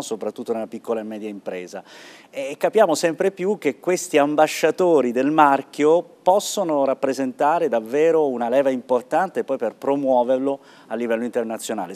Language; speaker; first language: Italian; native; Italian